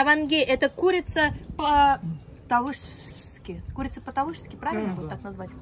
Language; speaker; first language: Russian; native; Russian